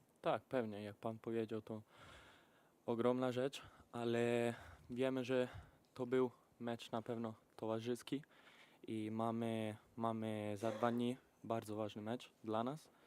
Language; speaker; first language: Polish; early bilingual, heritage; Polish